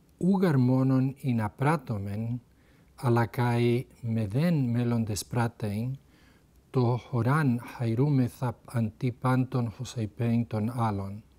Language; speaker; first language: Greek; non-native, fluent; Spanish